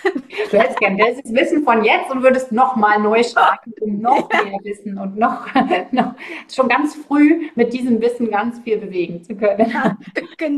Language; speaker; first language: German; native; German